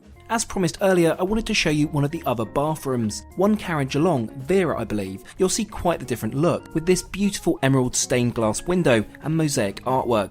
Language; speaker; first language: English; native; English